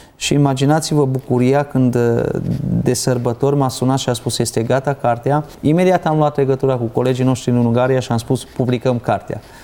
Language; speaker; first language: Romanian; non-native, local second language; Hungarian